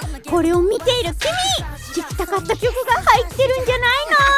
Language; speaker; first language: Japanese; native; Japanese